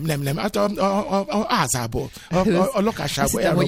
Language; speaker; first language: Hungarian; non-native, learner; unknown